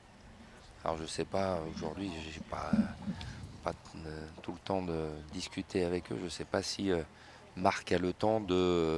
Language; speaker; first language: French; native; French